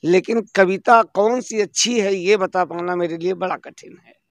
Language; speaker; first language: Hindi; native; Hindi